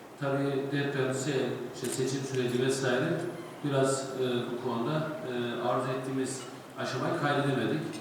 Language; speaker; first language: Turkish; native; Turkish